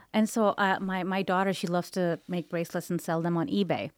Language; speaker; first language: English; non-native, local second language; Urdu